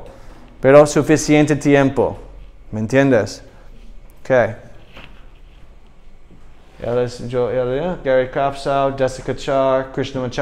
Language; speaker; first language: Spanish; non-native, learner; English